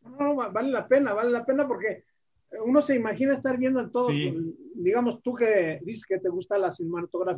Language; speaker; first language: Spanish; native; Spanish